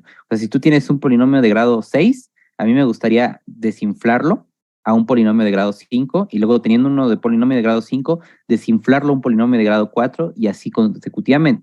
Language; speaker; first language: Spanish; native; Spanish